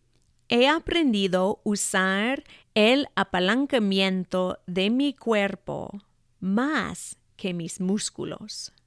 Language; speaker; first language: Spanish; non-native, fluent; English